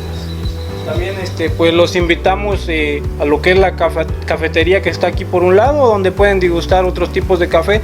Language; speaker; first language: Spanish; native; Spanish